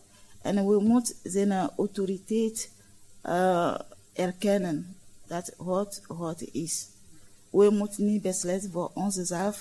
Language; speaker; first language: Dutch; non-native, learner; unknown